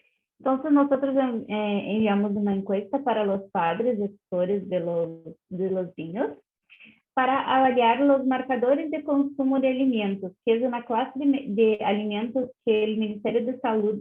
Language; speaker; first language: Spanish; non-native, learner; Portuguese